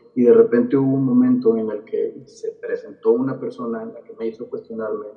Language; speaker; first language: Spanish; native; Spanish